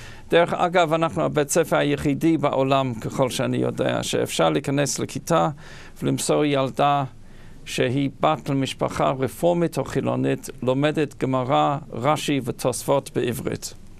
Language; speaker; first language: Hebrew; non-native, fluent; English